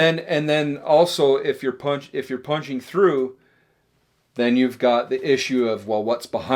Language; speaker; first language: English; native; English